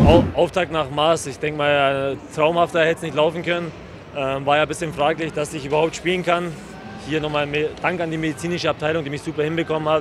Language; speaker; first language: German; native; German